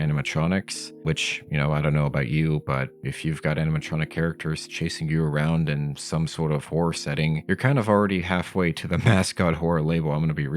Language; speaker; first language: English; native; English